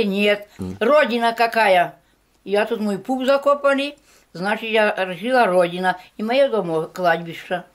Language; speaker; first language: Russian; non-native, local second language; Ukrainian